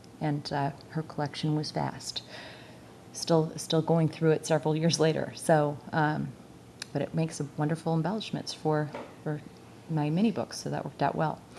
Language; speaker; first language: English; native; English